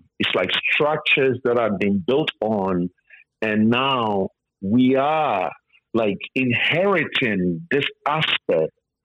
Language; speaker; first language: English; non-native, local second language; Akan